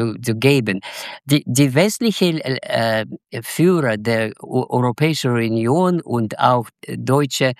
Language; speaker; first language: German; non-native, learner; Russian